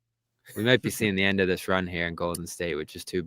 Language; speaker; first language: English; native; English